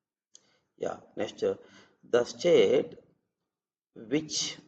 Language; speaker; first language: English; non-native, local second language; Telugu